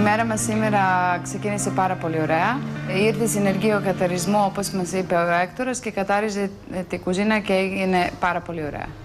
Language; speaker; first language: Greek; non-native, fluent; Serbian